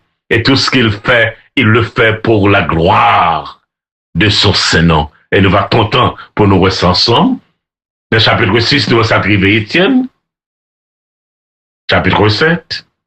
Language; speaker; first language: French; non-native, local second language; Haitian Creole